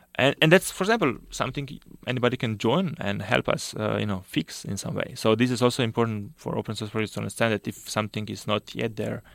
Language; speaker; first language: English; non-native, fluent; Slovenian